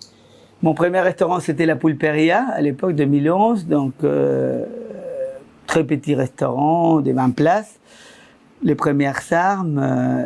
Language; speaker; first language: French; non-native, fluent; Spanish